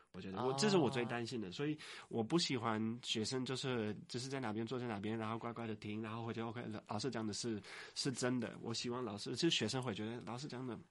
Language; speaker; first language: Chinese; non-native, fluent; Dutch